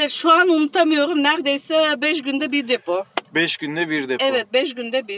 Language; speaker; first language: Turkish; early bilingual, heritage; Turkish